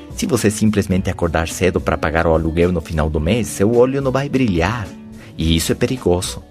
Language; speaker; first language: Portuguese; non-native, fluent; Spanish